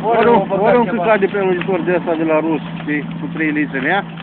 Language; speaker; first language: Romanian; native; Romanian